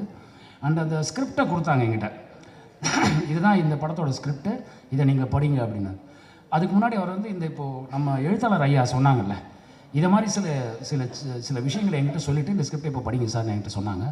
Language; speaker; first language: Tamil; native; Tamil